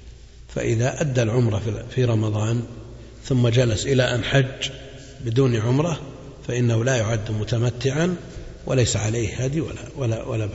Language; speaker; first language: Arabic; native; Arabic